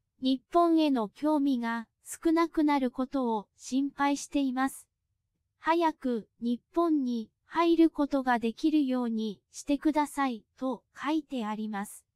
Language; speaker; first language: Japanese; non-native, fluent; Cantonese